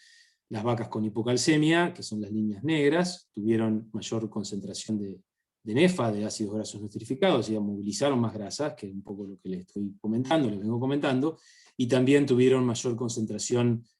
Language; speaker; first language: Spanish; native; Spanish